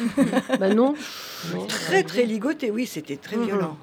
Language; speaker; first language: French; native; French